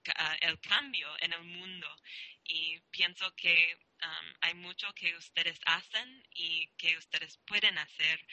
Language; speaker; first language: Spanish; non-native, learner; English